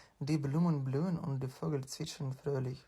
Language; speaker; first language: German; non-native, fluent; Ukrainian